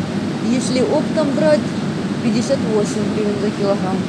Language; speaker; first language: Russian; non-native, local second language; Ukrainian